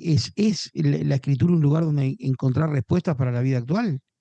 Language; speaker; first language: Spanish; native; Spanish